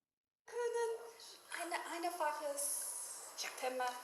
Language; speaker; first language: German; non-native, learner; Chinese